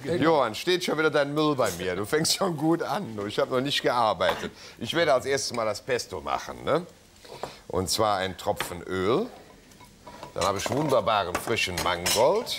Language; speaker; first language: German; native; German